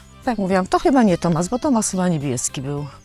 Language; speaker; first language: Polish; native; Polish